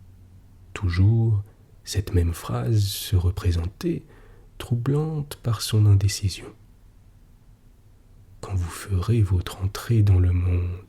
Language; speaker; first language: French; native; French